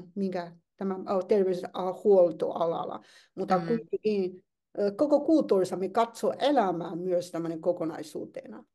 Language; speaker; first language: Finnish; non-native, fluent; Chinese